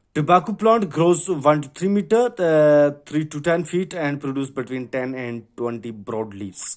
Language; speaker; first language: English; non-native, local second language; Urdu